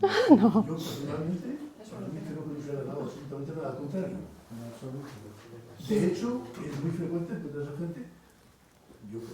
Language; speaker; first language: Spanish; native; Spanish